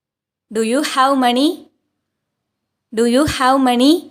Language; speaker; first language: English; non-native, local second language; Tamil